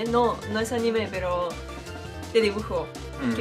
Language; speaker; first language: Spanish; non-native, fluent; Japanese